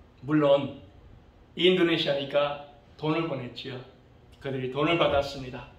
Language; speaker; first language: Korean; early bilingual, other home language; English